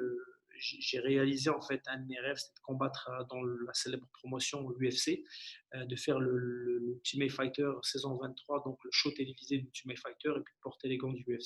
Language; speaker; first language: French; early bilingual, other home language; Arabic